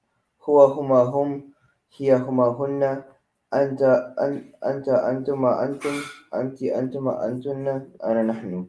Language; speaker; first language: Arabic; non-native, learner; Filipino